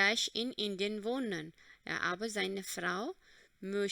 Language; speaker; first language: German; non-native, fluent; Hindi